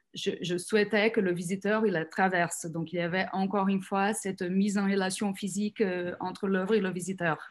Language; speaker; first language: French; non-native, fluent; Portuguese